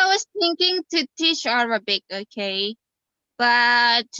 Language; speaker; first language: English; non-native, fluent; Indonesian